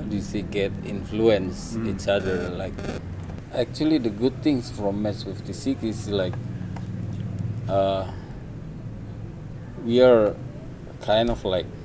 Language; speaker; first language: English; non-native, learner; Indonesian